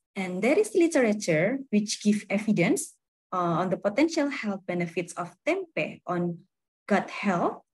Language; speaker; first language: English; non-native, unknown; Indonesian